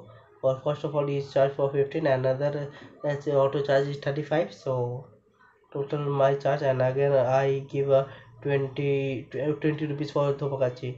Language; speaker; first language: English; non-native, learner; Bangla